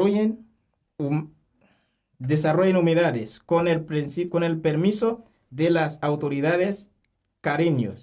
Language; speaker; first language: Spanish; non-native, learner; Haitian Creole